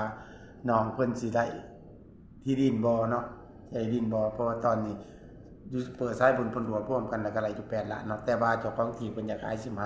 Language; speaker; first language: Thai; non-native, local second language; Northeastern Thai